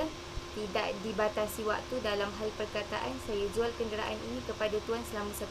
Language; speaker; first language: Malay; native; Malay